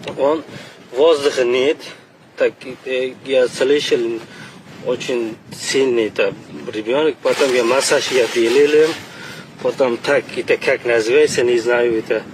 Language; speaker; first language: Russian; non-native, learner; Tajik